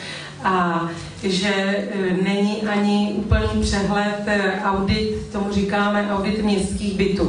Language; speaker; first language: Czech; native; Czech